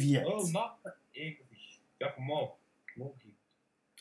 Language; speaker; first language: English; non-native, learner; Mongolian